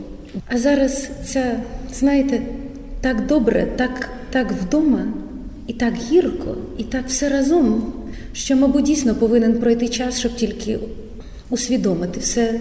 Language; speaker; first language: Ukrainian; native; Ukrainian